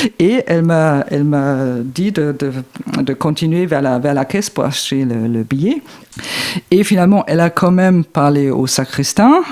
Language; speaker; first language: French; non-native, fluent; German